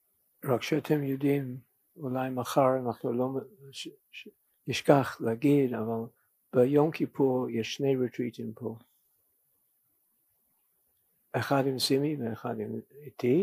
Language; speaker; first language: Hebrew; non-native, fluent; English